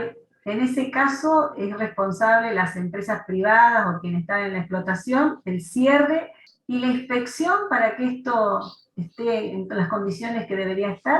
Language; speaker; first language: Spanish; native; Spanish